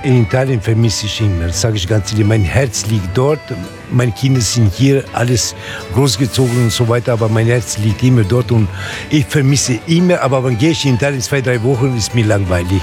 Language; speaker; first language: German; non-native, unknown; Italian